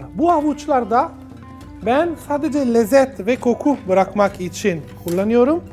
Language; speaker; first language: Turkish; non-native, fluent; Italian